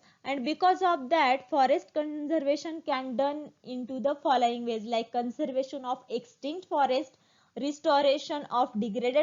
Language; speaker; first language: English; non-native, local second language; Marathi